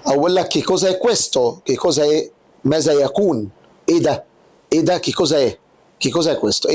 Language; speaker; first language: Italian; non-native, fluent; Arabic